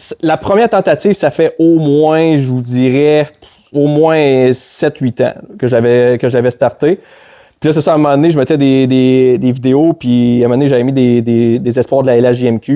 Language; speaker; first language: French; native; French